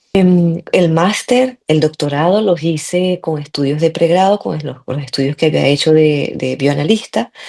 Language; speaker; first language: Spanish; native; Spanish